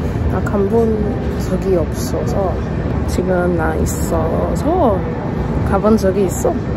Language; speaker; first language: Korean; non-native, learner; English